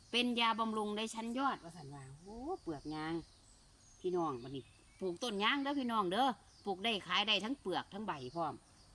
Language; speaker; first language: Thai; native; Thai